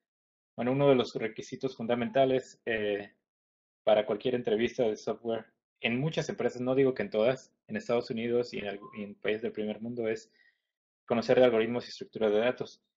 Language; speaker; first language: Spanish; native; Spanish